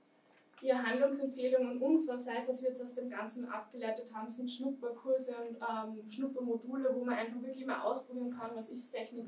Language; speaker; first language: German; native; German